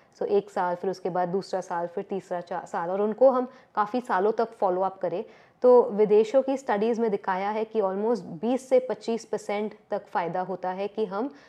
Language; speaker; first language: Hindi; native; Hindi